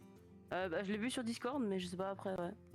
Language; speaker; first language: French; native; French